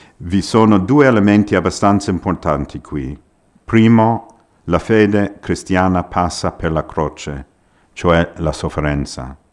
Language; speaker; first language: Italian; non-native, fluent; English